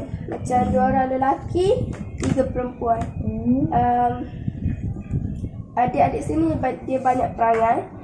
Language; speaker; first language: Malay; native; Malay